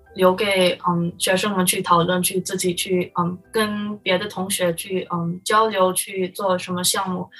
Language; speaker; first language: Chinese; non-native, fluent; Min Nan Chinese